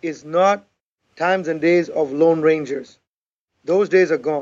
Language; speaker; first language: English; non-native, local second language; Urdu